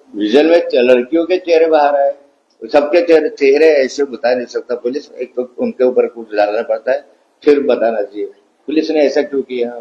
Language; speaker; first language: Hindi; non-native, local second language; Marathi